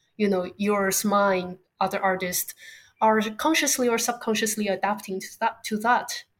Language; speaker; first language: English; non-native, fluent; Chinese